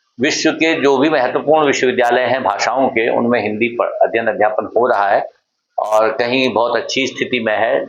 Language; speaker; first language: Hindi; native; Hindi